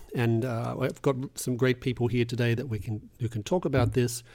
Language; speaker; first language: English; native; English